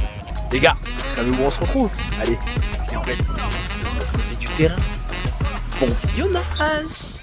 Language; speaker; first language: French; native; French